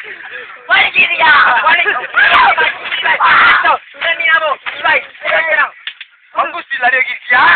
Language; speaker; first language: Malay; non-native, local second language; Tamil